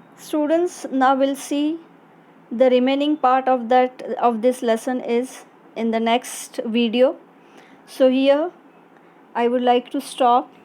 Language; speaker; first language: English; non-native, local second language; Marathi